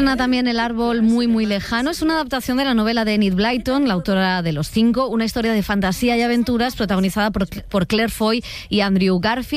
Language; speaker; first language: Spanish; native; Spanish